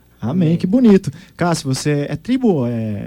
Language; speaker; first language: Portuguese; native; Portuguese